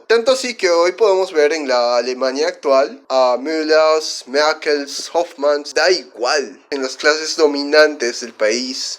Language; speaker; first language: Spanish; native; Spanish